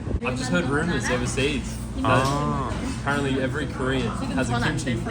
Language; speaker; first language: English; native; English